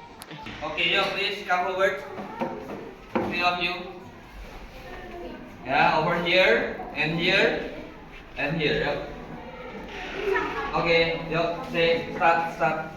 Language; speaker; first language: English; non-native, fluent; Indonesian